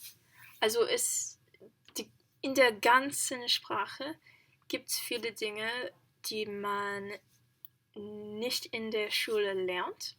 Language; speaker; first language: German; non-native, learner; English